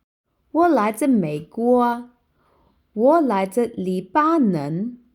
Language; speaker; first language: Chinese; non-native, fluent; English